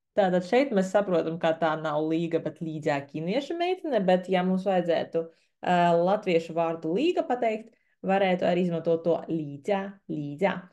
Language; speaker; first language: Latvian; non-native, local second language; Russian